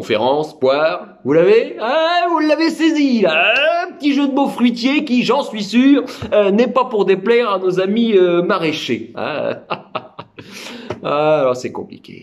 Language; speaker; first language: French; native; French